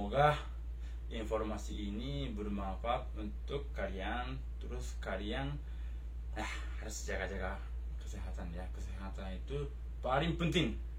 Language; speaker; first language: Indonesian; non-native, fluent; Japanese